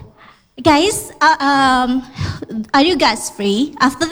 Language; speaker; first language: English; non-native, fluent; Indonesian